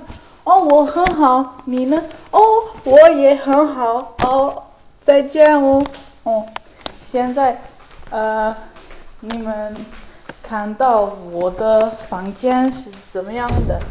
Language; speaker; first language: Chinese; non-native, fluent; Dutch